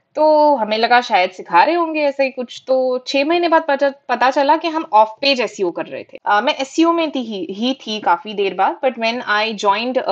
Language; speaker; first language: Hindi; non-native, local second language; Marathi